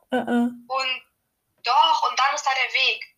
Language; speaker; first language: German; native; German